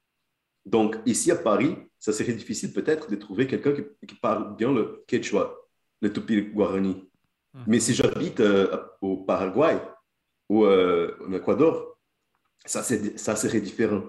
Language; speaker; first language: French; non-native, fluent; Portuguese